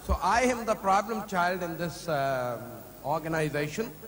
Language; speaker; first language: English; non-native, local second language; Urdu